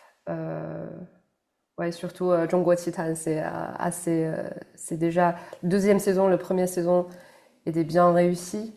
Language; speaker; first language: French; non-native, fluent; Chinese